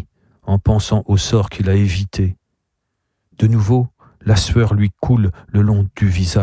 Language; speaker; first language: French; native; French